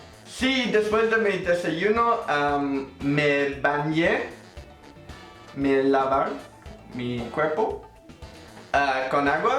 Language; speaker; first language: Spanish; non-native, fluent; English